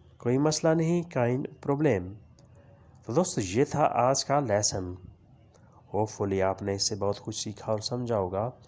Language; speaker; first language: Urdu; non-native, local second language; Punjabi